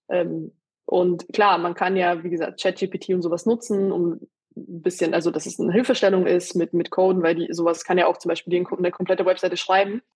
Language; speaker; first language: German; early bilingual, other home language; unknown